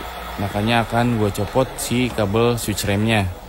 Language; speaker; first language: Indonesian; native; Indonesian